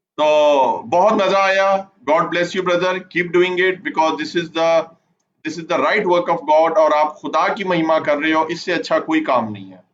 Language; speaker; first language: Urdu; non-native, local second language; Punjabi